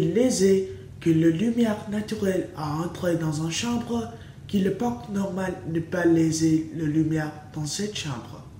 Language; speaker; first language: French; non-native, learner; English